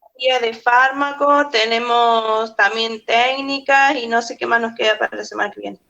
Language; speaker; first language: Spanish; native; Spanish